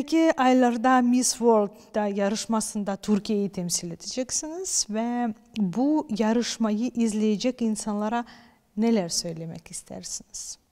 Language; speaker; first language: Turkish; non-native, fluent; Ukrainian